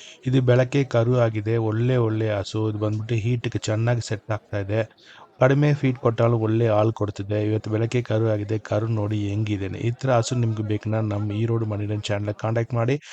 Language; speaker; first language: Kannada; non-native, local second language; Tamil